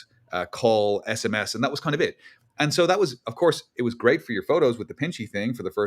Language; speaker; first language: English; native; English